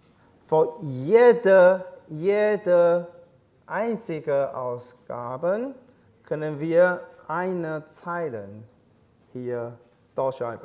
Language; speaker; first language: German; non-native, fluent; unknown